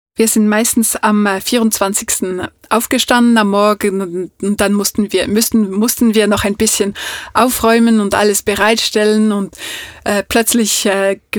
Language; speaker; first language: German; non-native, fluent; French